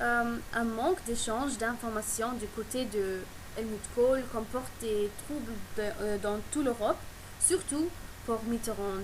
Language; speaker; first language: French; non-native, learner; German